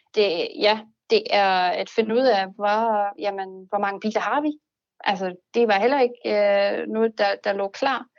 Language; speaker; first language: Danish; non-native, fluent; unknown